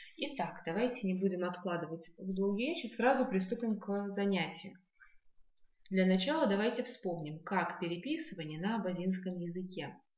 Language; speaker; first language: Russian; non-native, local second language; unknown